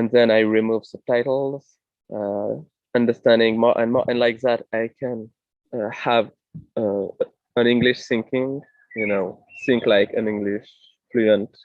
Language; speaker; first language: English; non-native, fluent; French